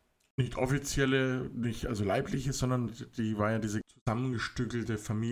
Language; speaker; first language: German; native; German